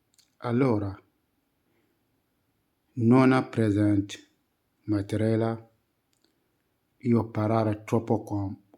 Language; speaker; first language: Italian; non-native, learner; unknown